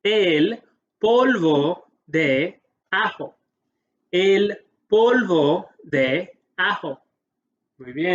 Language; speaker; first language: Spanish; early bilingual, heritage; English